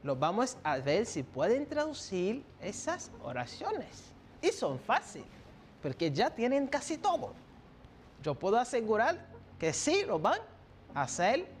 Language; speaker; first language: Spanish; non-native, fluent; French